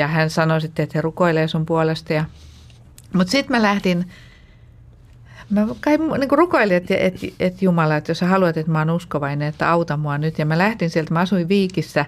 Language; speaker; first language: Finnish; native; Finnish